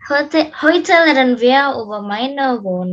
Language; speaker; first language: German; non-native, learner; Indonesian